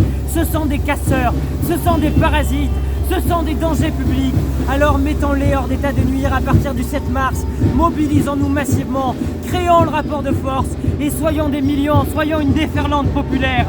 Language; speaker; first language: French; native; French